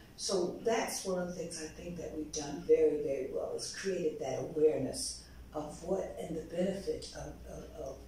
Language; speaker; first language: English; native; English